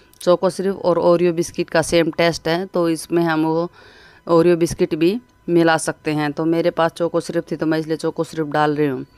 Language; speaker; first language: Hindi; native; Hindi